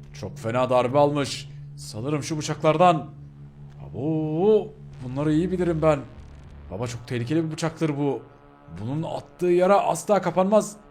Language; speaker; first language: Turkish; native; Turkish